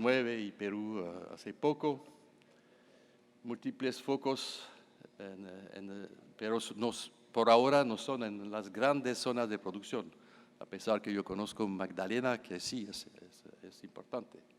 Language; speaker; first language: Spanish; non-native, fluent; French